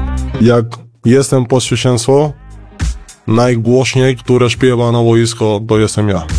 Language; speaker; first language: Polish; non-native, learner; Spanish